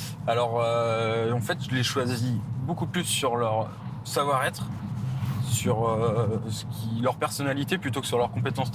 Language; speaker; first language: French; native; French